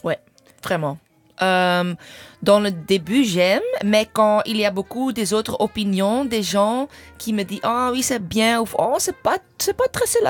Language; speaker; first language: French; non-native, learner; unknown